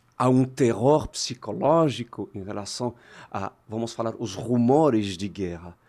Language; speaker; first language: Portuguese; native; Portuguese